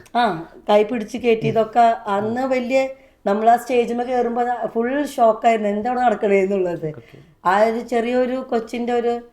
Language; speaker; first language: Malayalam; native; Malayalam